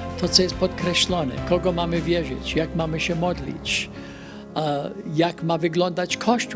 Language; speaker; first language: Polish; early bilingual, heritage; Polish